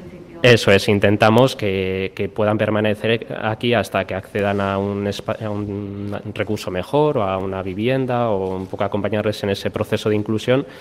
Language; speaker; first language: Spanish; native; Spanish